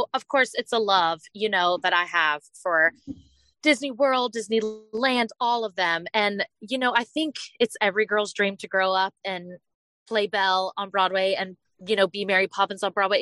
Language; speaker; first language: English; native; English